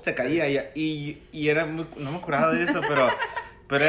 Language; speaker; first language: Spanish; native; Spanish